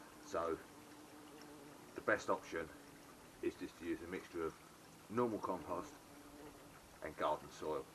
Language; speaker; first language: English; native; English